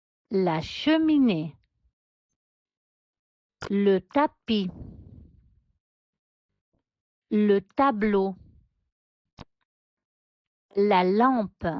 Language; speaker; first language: French; non-native, fluent; Spanish